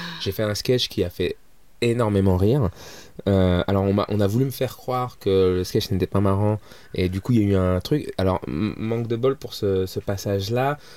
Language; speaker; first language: French; early bilingual, other home language; Arabic